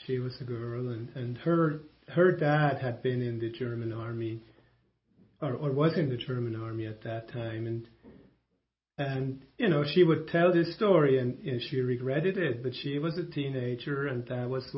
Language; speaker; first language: English; non-native, fluent; German